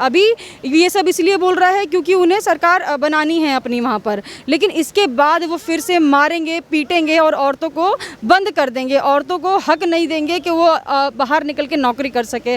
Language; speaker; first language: Hindi; native; Hindi